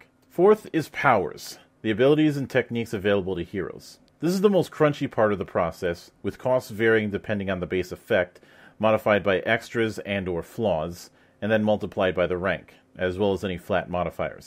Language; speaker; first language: English; native; English